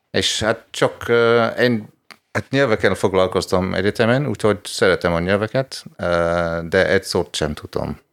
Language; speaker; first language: Hungarian; non-native, fluent; English